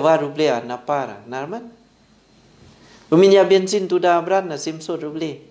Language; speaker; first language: Russian; non-native, fluent; Thai